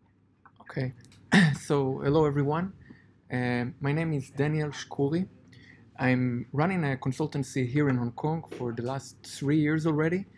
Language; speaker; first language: English; non-native, fluent; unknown